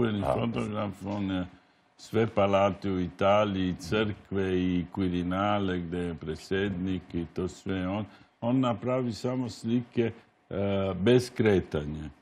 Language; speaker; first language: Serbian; non-native, learner; Italian